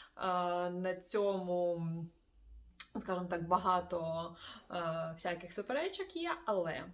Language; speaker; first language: Ukrainian; non-native, local second language; Russian